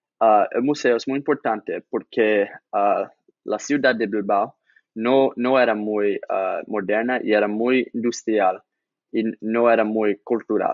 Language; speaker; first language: Spanish; non-native, learner; English